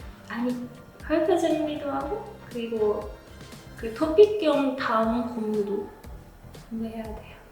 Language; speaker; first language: Korean; non-native, learner; Japanese